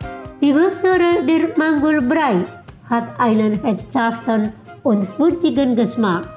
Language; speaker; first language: German; non-native, learner; Indonesian